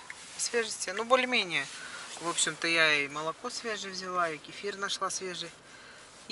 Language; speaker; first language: Russian; native; Russian